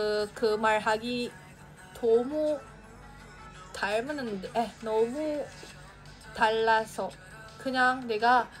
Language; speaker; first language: Korean; non-native, learner; Indonesian